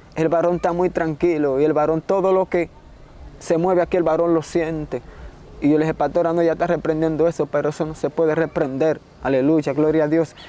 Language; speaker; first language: Spanish; native; Spanish